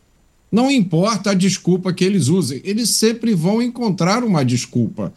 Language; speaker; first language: Portuguese; native; Portuguese